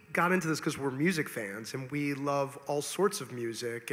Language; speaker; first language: English; native; English